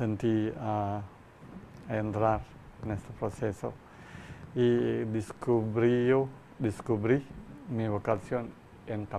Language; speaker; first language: Spanish; non-native, learner; Malayalam